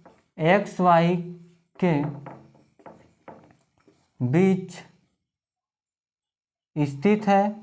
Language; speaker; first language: Hindi; native; Hindi